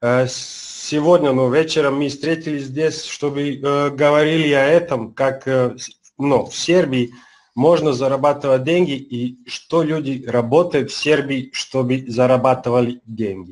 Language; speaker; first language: Russian; non-native, learner; Serbian